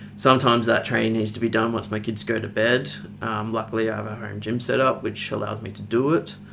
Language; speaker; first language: English; native; English